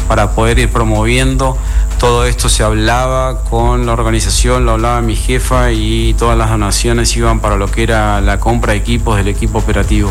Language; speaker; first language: Spanish; native; Spanish